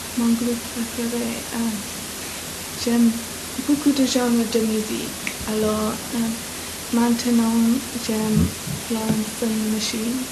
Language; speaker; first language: French; non-native, learner; English